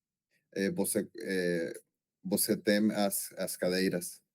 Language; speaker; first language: Portuguese; non-native, learner; Spanish